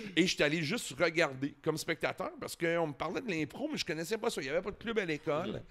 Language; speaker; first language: French; native; French